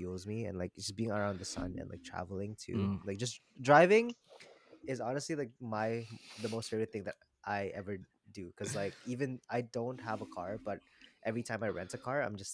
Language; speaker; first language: English; non-native, local second language; Filipino